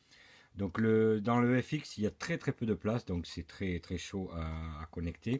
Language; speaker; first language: French; native; French